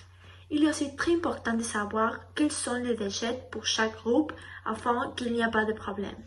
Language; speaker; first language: French; non-native, learner; Spanish